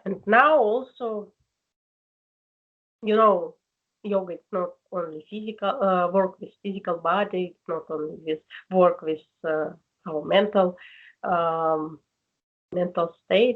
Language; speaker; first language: English; non-native, learner; Russian